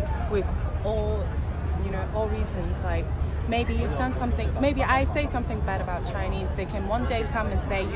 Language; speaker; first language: English; non-native, local second language; Cantonese